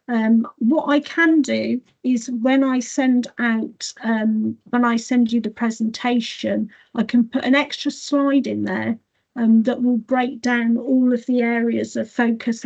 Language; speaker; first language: English; native; English